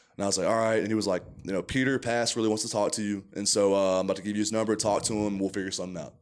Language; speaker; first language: English; native; English